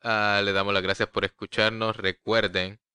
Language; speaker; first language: Spanish; early bilingual, heritage; Spanish